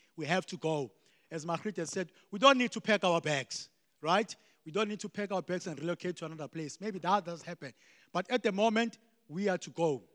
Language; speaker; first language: English; non-native, local second language; Xhosa